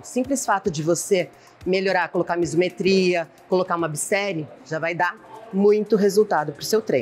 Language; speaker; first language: Portuguese; native; Portuguese